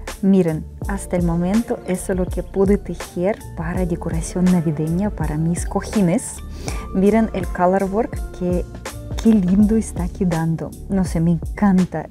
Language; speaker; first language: Spanish; non-native, fluent; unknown